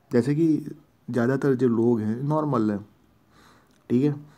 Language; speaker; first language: Hindi; non-native, local second language; Gujarati